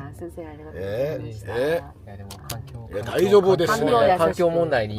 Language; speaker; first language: Japanese; non-native, learner; Korean